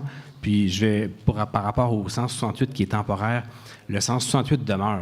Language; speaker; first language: French; native; French